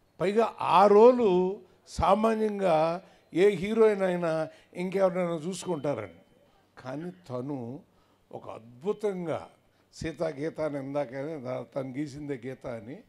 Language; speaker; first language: Telugu; native; Telugu